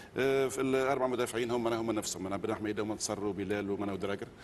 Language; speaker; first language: Arabic; native; Arabic